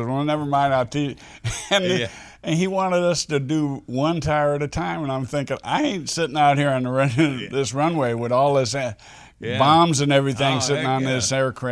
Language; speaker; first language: English; native; English